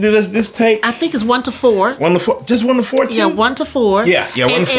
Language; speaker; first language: English; native; English